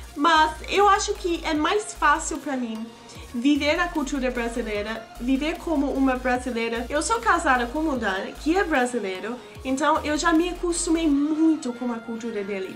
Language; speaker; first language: Portuguese; non-native, fluent; English